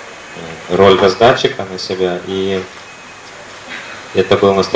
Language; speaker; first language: Russian; native; Russian